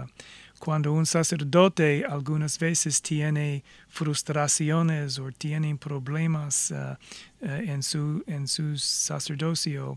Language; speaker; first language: Spanish; non-native, fluent; English